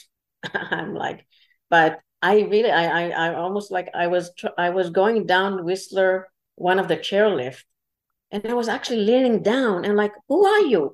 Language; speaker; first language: English; non-native, fluent; Hebrew